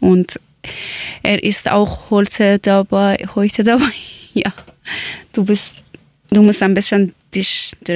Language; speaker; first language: German; non-native, learner; Persian